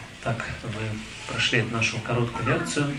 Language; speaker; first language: Russian; native; Russian